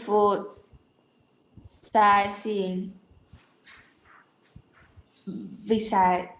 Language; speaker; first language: English; non-native, learner; Vietnamese